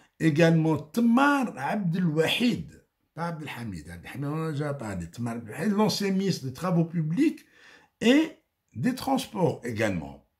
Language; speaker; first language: French; non-native, local second language; Arabic